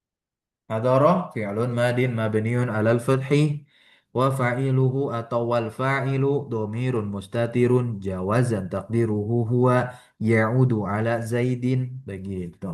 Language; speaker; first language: Arabic; non-native, fluent; Indonesian